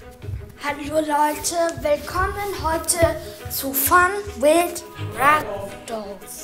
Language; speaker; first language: German; early bilingual, other home language; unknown